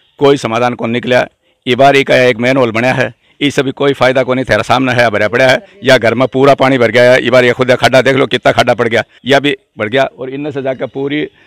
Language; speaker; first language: Hindi; native; Hindi